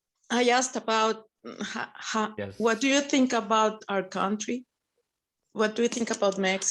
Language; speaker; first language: English; non-native, learner; Spanish